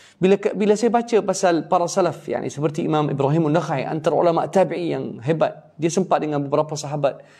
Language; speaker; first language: Malay; native; Malay